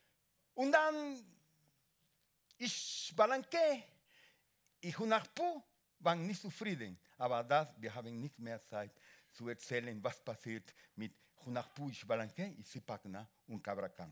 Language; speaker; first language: German; non-native, learner; Spanish